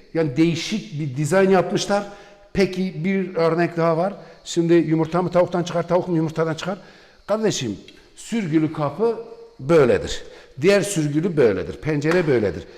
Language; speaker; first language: Turkish; non-native, local second language; Kurdish